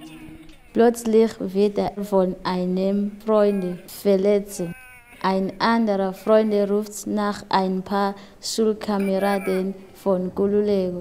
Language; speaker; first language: German; non-native, learner; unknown